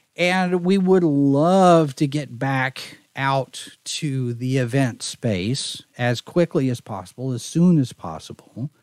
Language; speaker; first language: English; native; English